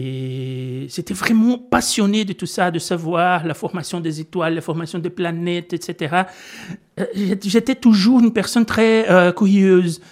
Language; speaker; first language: French; non-native, fluent; Portuguese